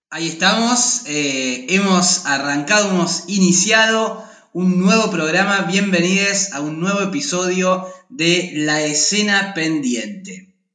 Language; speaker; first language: Spanish; native; Spanish